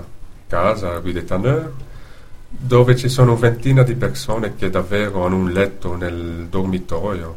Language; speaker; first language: Italian; non-native, fluent; Dutch